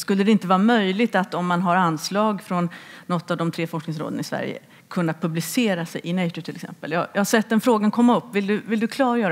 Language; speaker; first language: Swedish; native; Swedish